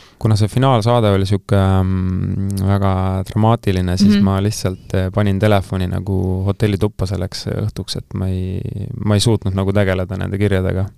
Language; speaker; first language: Estonian; native; Estonian